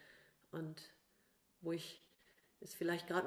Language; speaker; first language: German; native; German